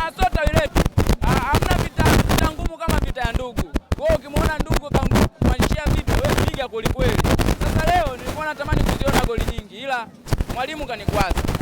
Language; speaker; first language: Swahili; native; Swahili